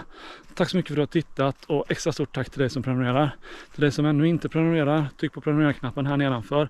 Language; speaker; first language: Swedish; native; Swedish